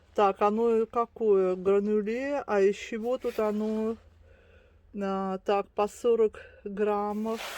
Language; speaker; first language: Russian; native; Russian